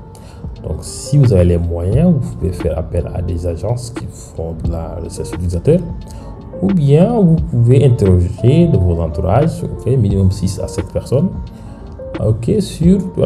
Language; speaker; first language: French; non-native, local second language; Wolof